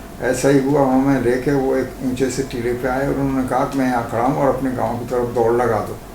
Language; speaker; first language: Urdu; native; Urdu